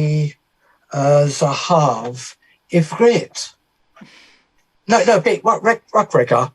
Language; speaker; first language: Hebrew; non-native, learner; English